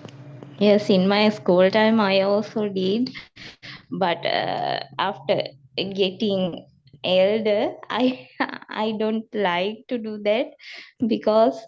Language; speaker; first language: English; non-native, learner; Sinhala